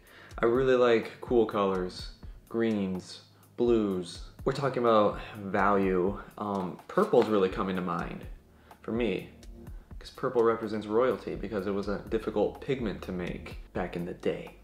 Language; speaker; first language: English; native; English